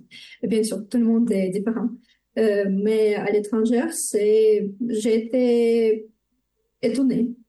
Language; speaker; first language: French; non-native, learner; Ukrainian